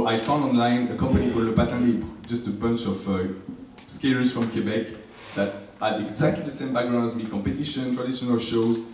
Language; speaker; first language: English; non-native, fluent; French